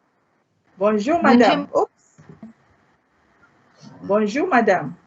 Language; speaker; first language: French; non-native, fluent; Malay